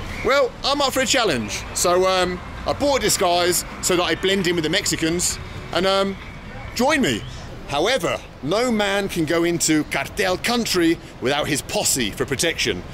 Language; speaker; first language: English; native; English